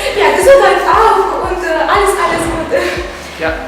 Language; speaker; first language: German; non-native, learner; Ukrainian